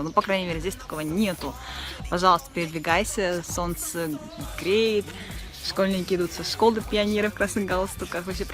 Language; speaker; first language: Russian; native; Russian